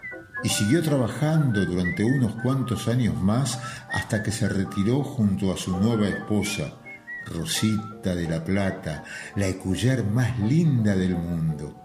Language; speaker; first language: Spanish; native; Spanish